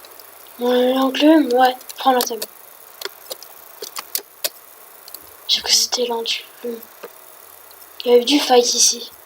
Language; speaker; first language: French; native; French